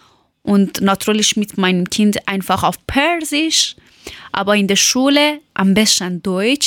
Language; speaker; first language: German; non-native, learner; Persian